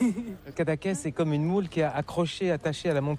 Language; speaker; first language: French; native; French